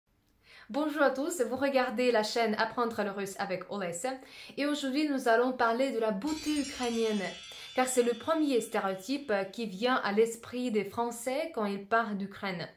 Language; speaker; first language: French; non-native, fluent; Russian